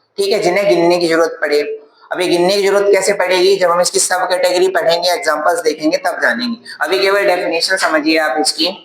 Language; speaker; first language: Hindi; native; Hindi